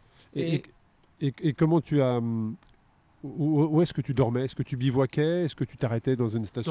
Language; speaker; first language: French; native; French